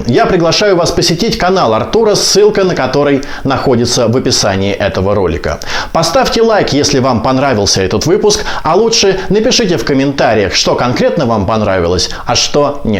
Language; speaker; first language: Russian; native; Russian